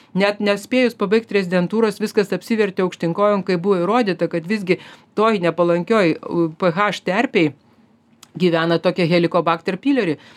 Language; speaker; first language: Lithuanian; native; Lithuanian